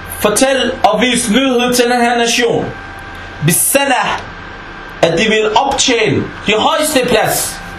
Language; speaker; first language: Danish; non-native, fluent; Arabic